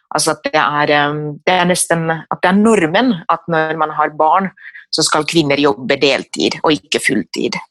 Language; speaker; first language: Norwegian; non-native, fluent; Finnish